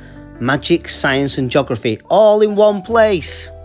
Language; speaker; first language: English; native; English